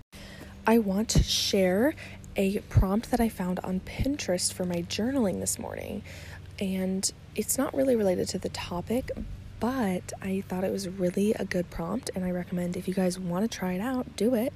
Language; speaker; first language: English; native; English